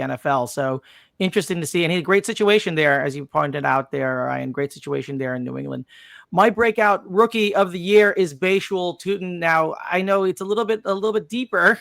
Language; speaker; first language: English; native; English